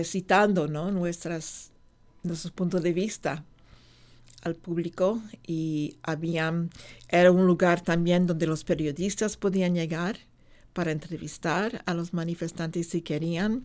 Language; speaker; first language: Spanish; non-native, fluent; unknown